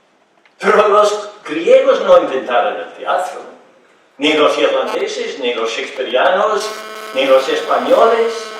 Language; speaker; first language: Spanish; non-native, fluent; English